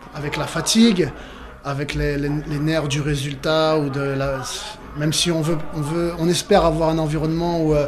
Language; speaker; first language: French; native; French